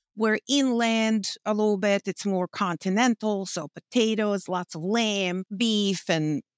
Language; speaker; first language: English; non-native, fluent; Bosnian